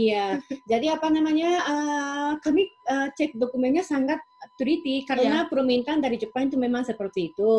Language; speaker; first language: Indonesian; non-native, fluent; Japanese